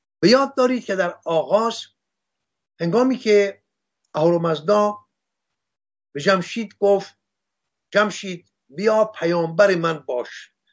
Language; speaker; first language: Persian; non-native, local second language; Assyrian Neo-Aramaic